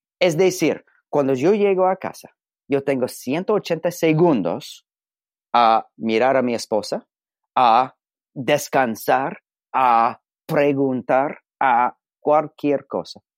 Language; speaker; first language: Spanish; non-native, learner; English